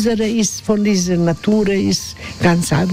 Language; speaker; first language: German; non-native, learner; Croatian